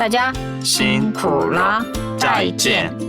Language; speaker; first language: Chinese; non-native, fluent; Korean